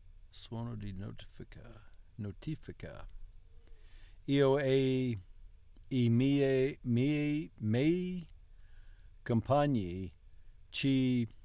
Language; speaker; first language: Italian; non-native, learner; English